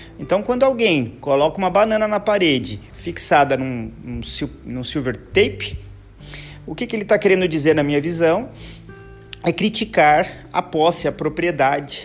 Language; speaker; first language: Portuguese; native; Portuguese